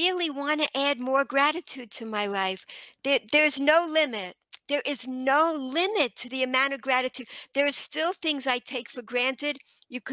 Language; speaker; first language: English; native; English